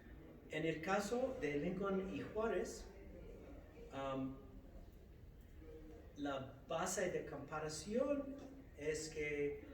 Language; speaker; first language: Spanish; non-native, fluent; English